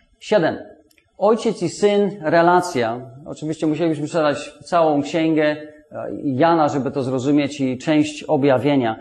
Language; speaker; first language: Polish; non-native, fluent; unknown